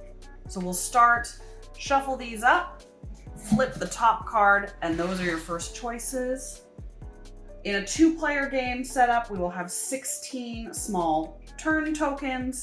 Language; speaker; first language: English; native; English